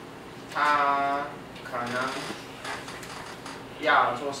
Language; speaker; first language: Chinese; non-native, fluent; English